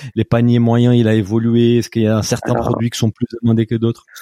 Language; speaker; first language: French; non-native, fluent; Portuguese